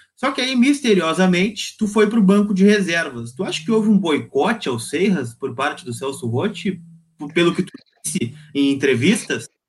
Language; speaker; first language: Portuguese; native; Portuguese